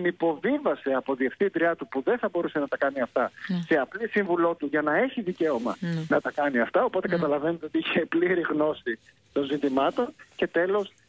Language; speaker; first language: Greek; native; Greek